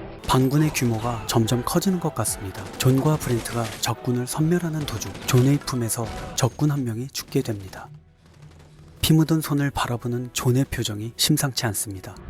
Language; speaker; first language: Korean; native; Korean